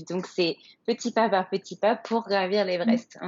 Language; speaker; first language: French; native; French